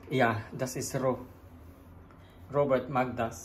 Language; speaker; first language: German; non-native, learner; Filipino